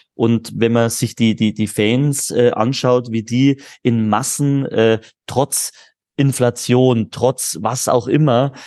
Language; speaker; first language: German; native; German